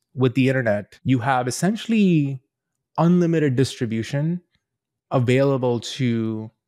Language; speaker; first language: English; native; English